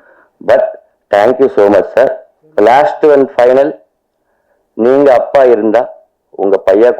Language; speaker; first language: Tamil; non-native, learner; Telugu